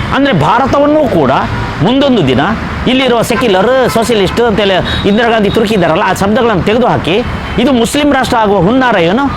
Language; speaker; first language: Kannada; non-native, local second language; Kodava